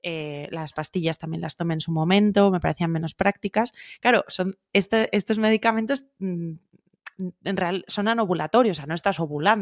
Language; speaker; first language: Spanish; native; Spanish